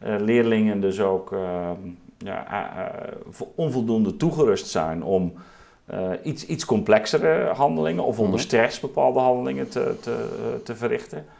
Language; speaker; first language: Dutch; native; Dutch